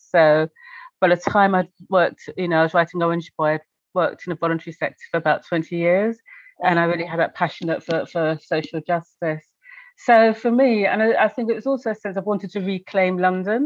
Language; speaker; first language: English; native; English